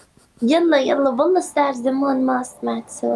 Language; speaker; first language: Arabic; non-native, learner; Turkish